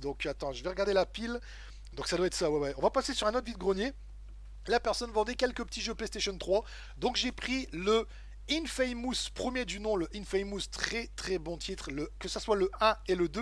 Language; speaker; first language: French; native; French